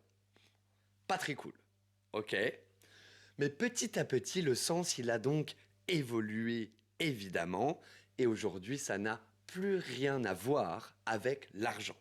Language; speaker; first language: French; native; French